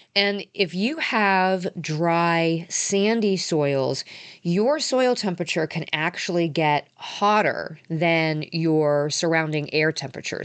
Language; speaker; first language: English; native; English